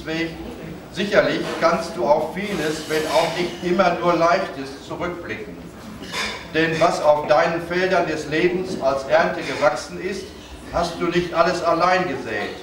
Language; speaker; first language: German; native; German